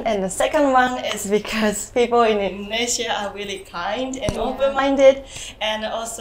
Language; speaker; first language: English; non-native, learner; Japanese